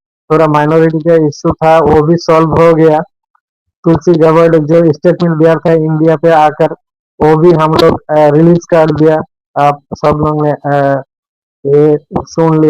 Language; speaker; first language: Hindi; non-native, learner; Bangla